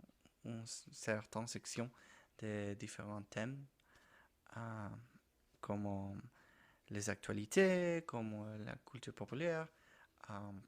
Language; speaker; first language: French; non-native, learner; Spanish